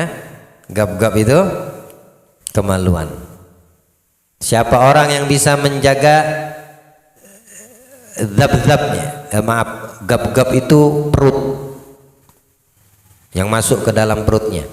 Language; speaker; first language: Indonesian; native; Indonesian